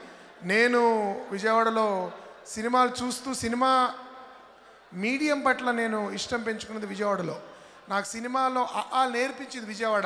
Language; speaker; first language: Telugu; native; Telugu